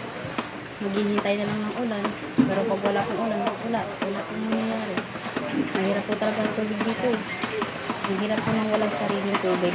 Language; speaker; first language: Filipino; native; Filipino